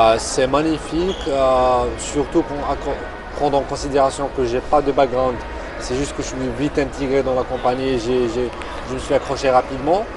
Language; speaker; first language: French; non-native, local second language; Arabic